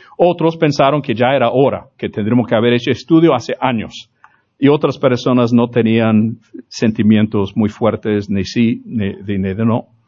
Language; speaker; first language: Spanish; non-native, fluent; English